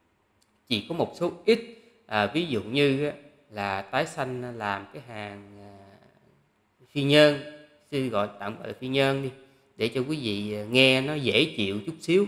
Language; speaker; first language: Vietnamese; native; Vietnamese